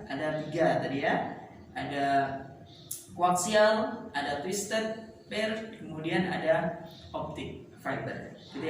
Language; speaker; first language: Indonesian; native; Indonesian